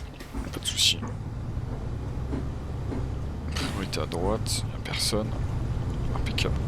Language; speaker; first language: French; native; French